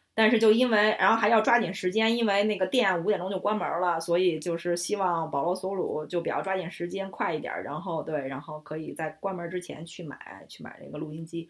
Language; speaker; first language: Chinese; native; Chinese